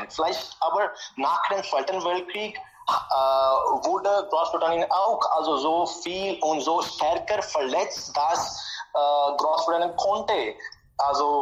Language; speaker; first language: German; non-native, learner; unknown